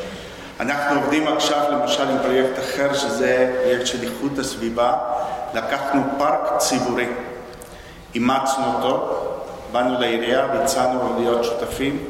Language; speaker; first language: Hebrew; non-native, fluent; Spanish